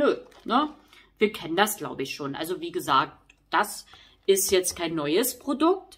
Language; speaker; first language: German; native; German